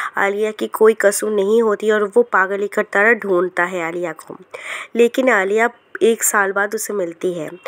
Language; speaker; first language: Hindi; non-native, local second language; Bangla